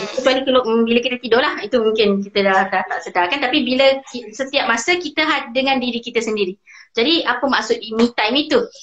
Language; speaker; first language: Malay; native; Malay